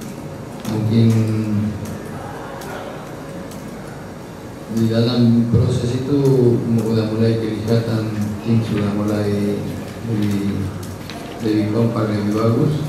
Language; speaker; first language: Indonesian; non-native, learner; Spanish